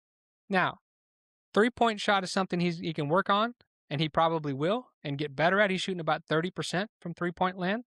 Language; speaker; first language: English; native; English